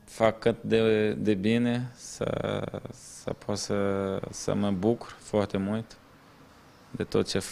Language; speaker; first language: Romanian; non-native, learner; Portuguese